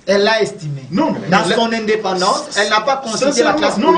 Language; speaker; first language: French; non-native, local second language; Lingala